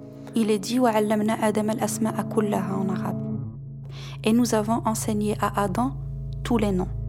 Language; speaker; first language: French; non-native, local second language; Arabic